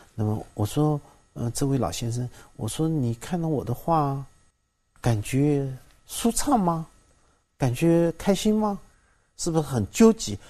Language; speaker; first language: Chinese; native; Chinese